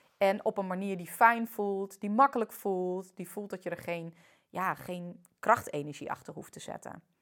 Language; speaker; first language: Dutch; early bilingual, other home language; French